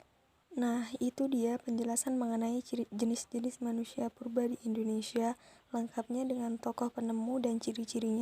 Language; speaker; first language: Indonesian; native; Indonesian